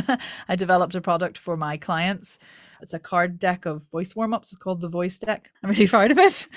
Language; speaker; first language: English; native; English